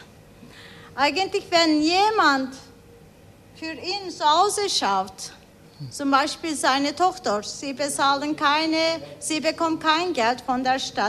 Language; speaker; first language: German; non-native, learner; Turkish